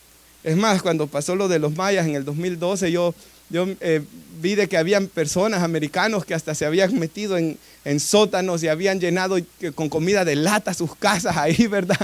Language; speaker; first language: Spanish; native; Spanish